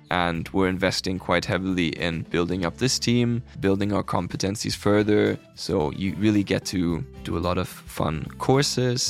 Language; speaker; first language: English; non-native, fluent; German